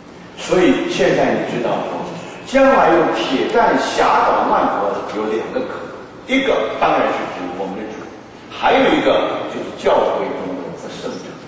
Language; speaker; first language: Chinese; native; Chinese